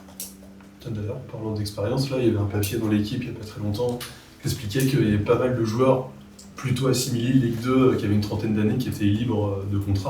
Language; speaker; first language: French; native; French